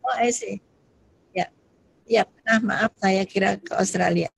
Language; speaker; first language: Indonesian; native; Indonesian